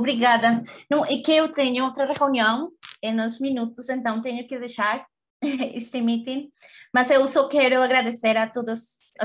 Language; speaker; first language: Portuguese; non-native, fluent; Spanish